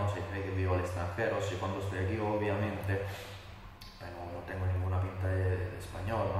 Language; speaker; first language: Spanish; non-native, fluent; Italian